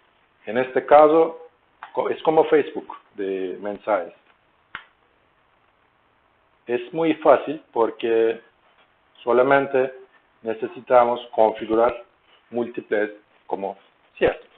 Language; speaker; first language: Spanish; non-native, learner; Turkish